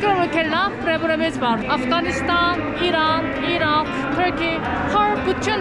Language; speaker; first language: Turkish; non-native, learner; Korean